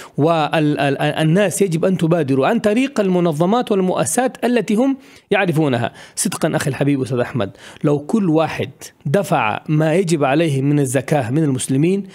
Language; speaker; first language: Arabic; non-native, fluent; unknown